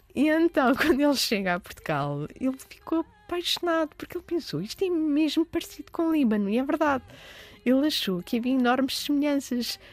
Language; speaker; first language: Portuguese; early bilingual, other home language; Arabic